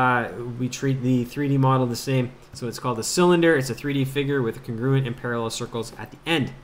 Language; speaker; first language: English; native; English